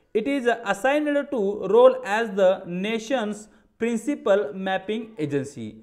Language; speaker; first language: English; non-native, local second language; Marathi